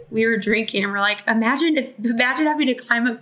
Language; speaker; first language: English; native; English